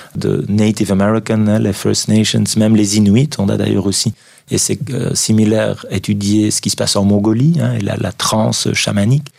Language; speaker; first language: French; native; French